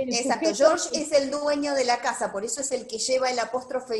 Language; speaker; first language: Spanish; native; Spanish